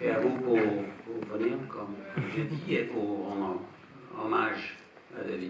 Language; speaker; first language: French; non-native, fluent; English